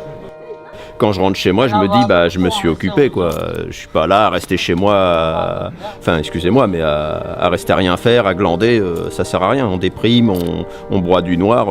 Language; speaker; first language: French; native; French